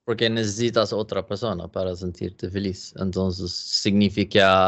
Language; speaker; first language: Spanish; non-native, learner; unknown